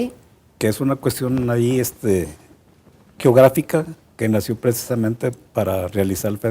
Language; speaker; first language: Spanish; native; Spanish